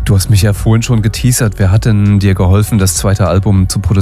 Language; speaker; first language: German; native; German